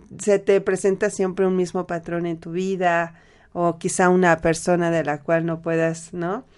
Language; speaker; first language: Spanish; native; Spanish